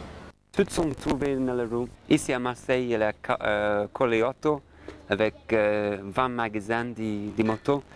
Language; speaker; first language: French; non-native, learner; English